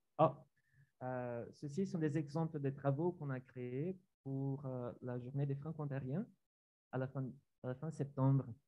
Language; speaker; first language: French; non-native, fluent; Portuguese